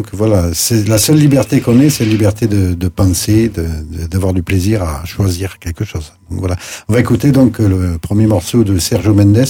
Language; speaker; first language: French; native; French